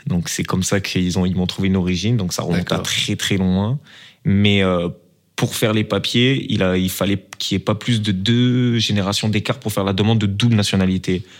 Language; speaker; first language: French; native; French